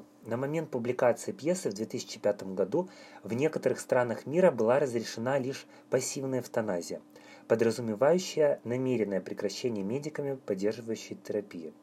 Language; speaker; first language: Russian; native; Russian